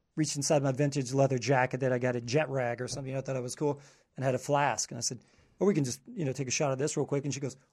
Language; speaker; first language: English; native; English